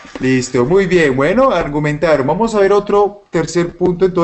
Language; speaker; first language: Spanish; native; Spanish